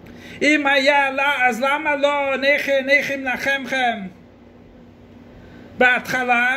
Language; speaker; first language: Hebrew; non-native, fluent; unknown